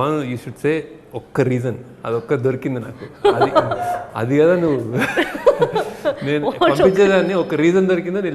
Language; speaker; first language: Telugu; native; Telugu